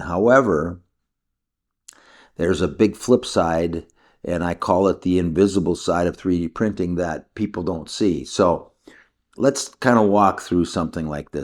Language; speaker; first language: English; native; English